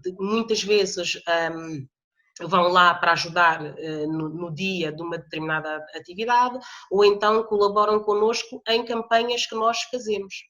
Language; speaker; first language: Portuguese; early bilingual, other home language; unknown